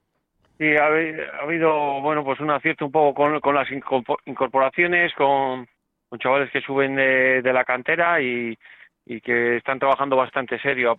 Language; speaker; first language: Spanish; native; Spanish